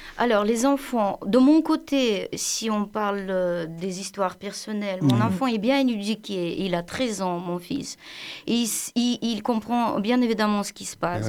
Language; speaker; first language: French; non-native, fluent; Russian